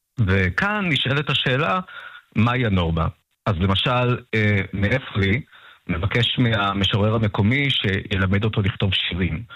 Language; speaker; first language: Hebrew; early bilingual, other home language; Russian